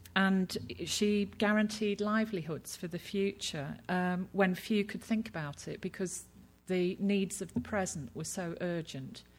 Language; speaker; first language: English; native; English